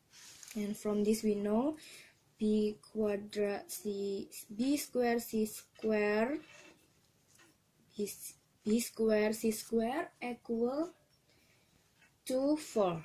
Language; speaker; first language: English; non-native, learner; Indonesian